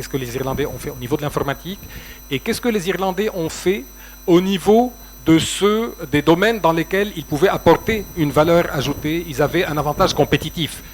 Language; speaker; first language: French; non-native, local second language; Arabic